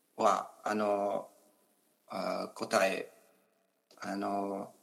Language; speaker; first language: Japanese; non-native, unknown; English